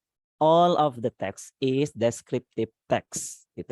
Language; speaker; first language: English; non-native, learner; Indonesian